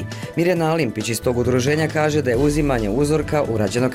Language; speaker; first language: Serbian; native; Serbian